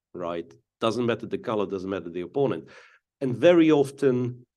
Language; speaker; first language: English; non-native, fluent; Russian